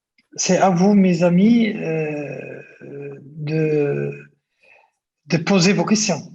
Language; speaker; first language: French; non-native, local second language; Arabic